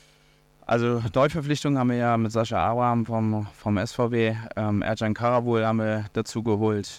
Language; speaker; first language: German; native; German